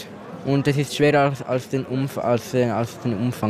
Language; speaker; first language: German; early bilingual, other home language; Italian